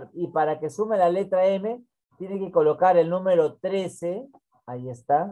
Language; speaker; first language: Spanish; native; Spanish